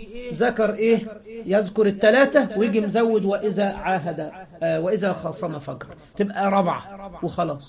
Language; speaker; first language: Arabic; native; Arabic